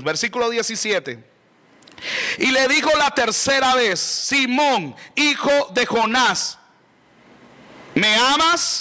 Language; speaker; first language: Spanish; native; Spanish